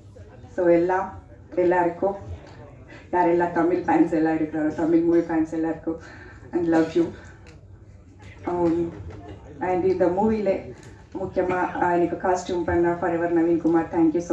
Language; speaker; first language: Tamil; non-native, fluent; Kannada